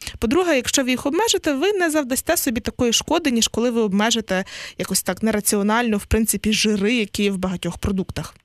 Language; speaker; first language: Ukrainian; native; Ukrainian